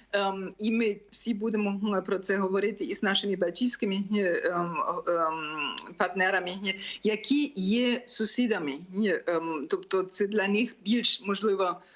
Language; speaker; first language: Ukrainian; non-native, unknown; German